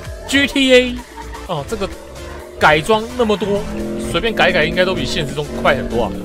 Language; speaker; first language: Chinese; native; Chinese